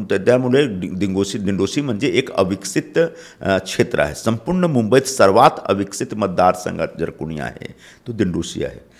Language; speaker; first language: Marathi; non-native, local second language; Hindi